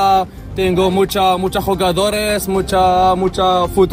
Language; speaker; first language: Spanish; non-native, learner; Arabic